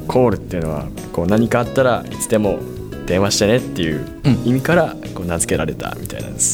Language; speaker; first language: Japanese; native; Japanese